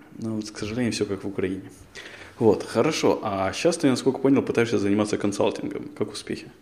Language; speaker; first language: Russian; native; Russian